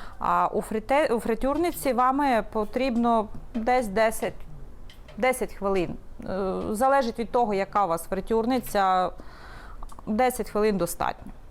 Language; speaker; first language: Ukrainian; early bilingual, heritage; Ukrainian